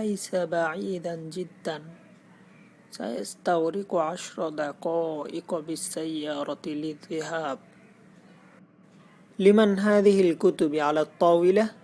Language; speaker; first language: Arabic; non-native, fluent; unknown